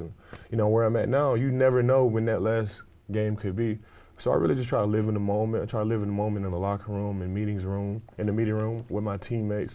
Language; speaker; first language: English; native; English